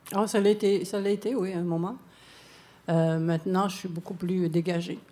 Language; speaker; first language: French; non-native, local second language; Cree